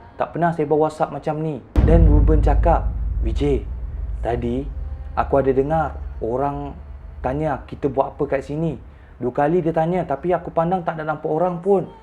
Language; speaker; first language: Malay; native; Malay